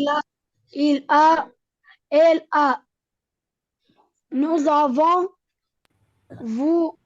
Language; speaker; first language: French; non-native, learner; Arabic